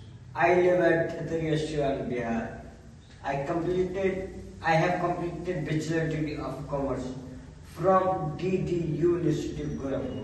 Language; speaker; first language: English; non-native, learner; Hindi